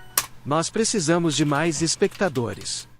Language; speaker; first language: Portuguese; non-native, learner; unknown